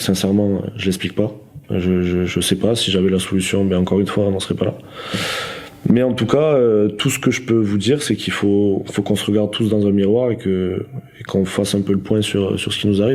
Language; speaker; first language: French; native; French